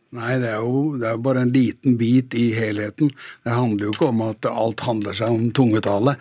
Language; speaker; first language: Norwegian; native; Norwegian